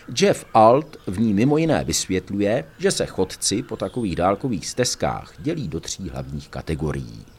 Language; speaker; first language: Czech; native; Czech